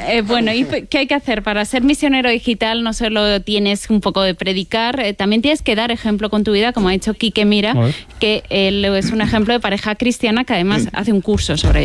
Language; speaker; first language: Spanish; native; Spanish